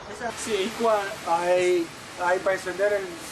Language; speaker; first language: Spanish; native; Spanish